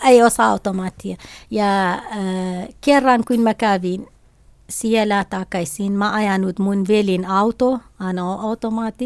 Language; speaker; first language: Finnish; non-native, learner; Kurdish